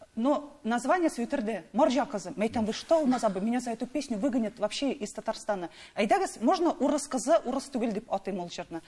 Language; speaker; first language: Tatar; non-native, local second language; Russian